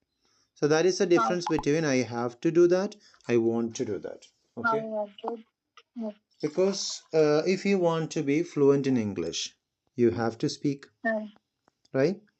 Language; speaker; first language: English; non-native, local second language; Malayalam